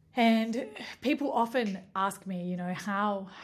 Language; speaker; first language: English; native; English